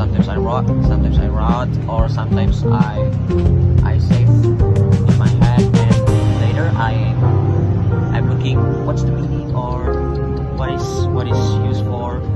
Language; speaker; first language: English; non-native, learner; Indonesian